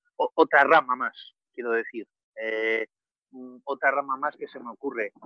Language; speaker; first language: Spanish; native; Spanish